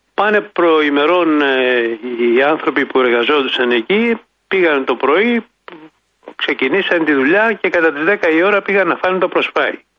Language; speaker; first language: Greek; native; Greek